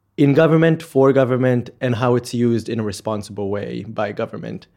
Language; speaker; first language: English; non-native, fluent; Hebrew